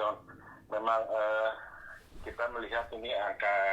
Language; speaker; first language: Indonesian; native; Indonesian